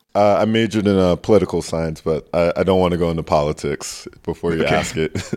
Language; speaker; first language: English; native; English